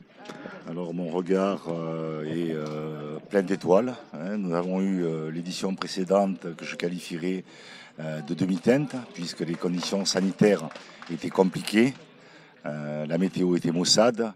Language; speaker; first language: French; native; French